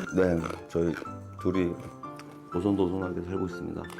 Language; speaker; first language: Korean; native; Korean